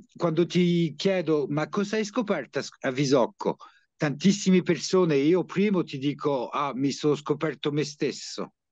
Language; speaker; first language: Italian; early bilingual, heritage; French